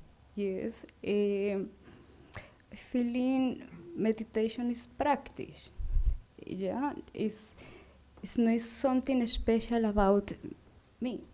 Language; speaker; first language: English; non-native, learner; Spanish